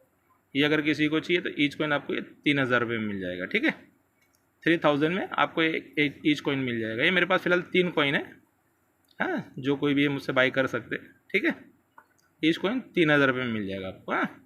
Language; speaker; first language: Hindi; native; Hindi